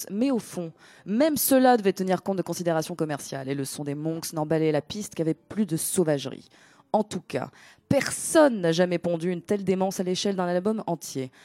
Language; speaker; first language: French; non-native, fluent; Greek